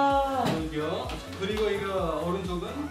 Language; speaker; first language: Korean; non-native, fluent; Nepali